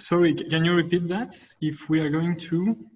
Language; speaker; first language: English; non-native, fluent; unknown